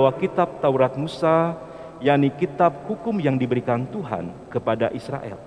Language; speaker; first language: Indonesian; native; Indonesian